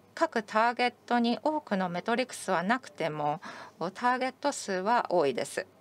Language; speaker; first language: Japanese; non-native, fluent; English